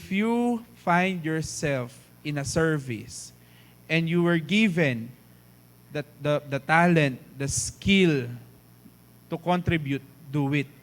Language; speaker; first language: English; non-native, fluent; Filipino